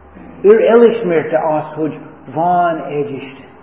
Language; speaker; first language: Hungarian; non-native, fluent; English